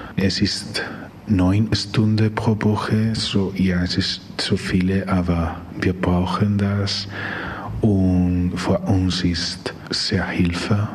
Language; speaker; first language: German; non-native, learner; Spanish